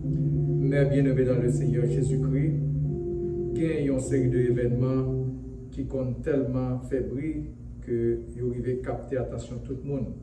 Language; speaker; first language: French; non-native, local second language; Haitian Creole